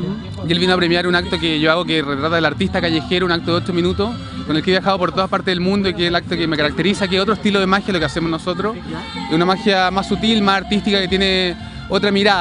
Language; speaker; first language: Spanish; native; Spanish